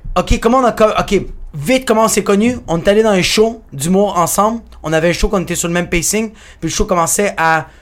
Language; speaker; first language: French; early bilingual, other home language; Spanish